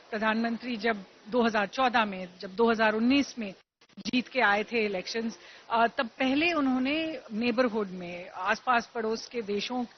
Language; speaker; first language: Hindi; native; Hindi